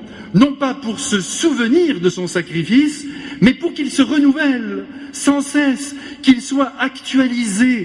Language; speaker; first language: French; native; French